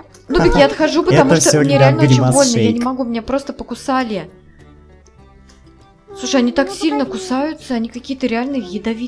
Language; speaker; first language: Russian; native; Russian